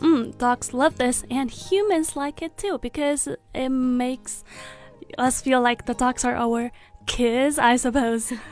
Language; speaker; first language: English; non-native, fluent; Chinese